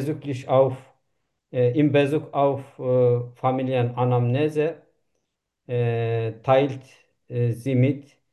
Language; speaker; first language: German; non-native, learner; Turkish